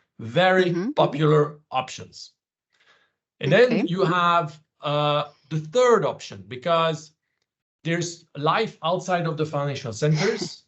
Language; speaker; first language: English; non-native, fluent; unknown